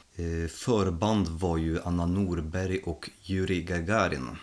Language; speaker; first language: Swedish; non-native, fluent; Polish